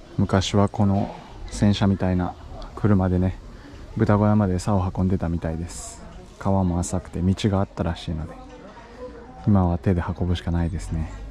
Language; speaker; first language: Japanese; native; Japanese